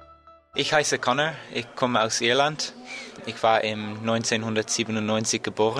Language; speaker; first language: German; non-native, learner; English